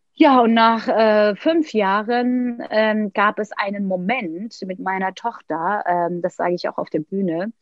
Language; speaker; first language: German; non-native, fluent; Turkish